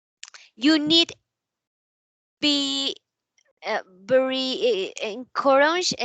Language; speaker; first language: English; non-native, learner; Spanish